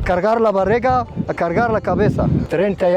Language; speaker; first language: Spanish; non-native, learner; Arabic